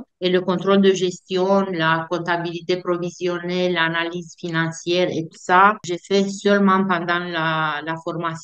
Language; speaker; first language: French; non-native, fluent; Romanian